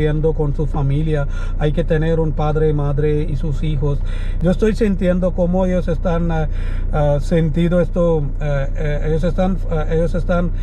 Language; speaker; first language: Spanish; non-native, learner; Malayalam